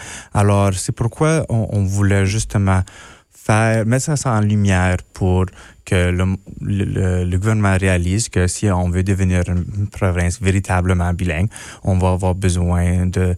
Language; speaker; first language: French; non-native, local second language; English